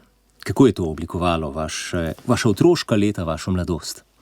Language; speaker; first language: Slovenian; native; Slovenian